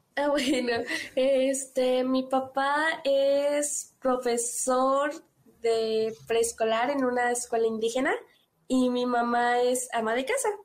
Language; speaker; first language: Spanish; native; Spanish